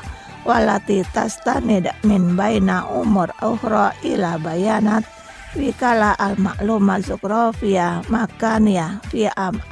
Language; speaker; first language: Arabic; non-native, fluent; Indonesian